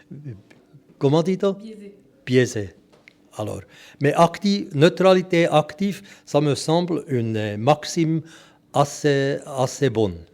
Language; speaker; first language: French; non-native, local second language; German